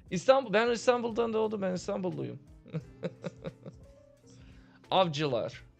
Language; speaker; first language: Turkish; early bilingual, heritage; Turkish